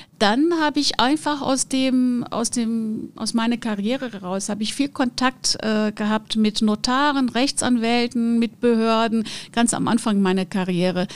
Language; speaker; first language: German; non-native, fluent; Portuguese